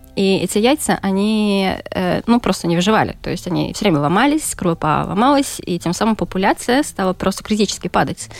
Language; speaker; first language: Russian; native; Russian